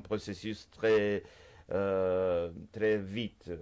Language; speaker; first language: French; non-native, fluent; Romanian